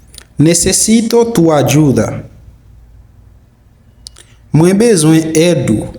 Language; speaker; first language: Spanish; non-native, fluent; Haitian Creole